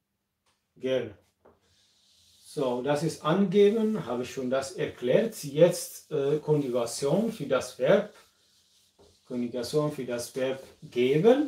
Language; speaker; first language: German; non-native, fluent; Amharic